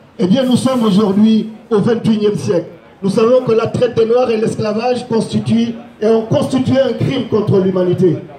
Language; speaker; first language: French; non-native, local second language; Wolof